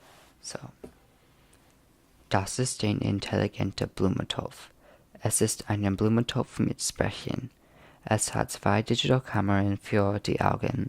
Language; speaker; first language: German; non-native, learner; English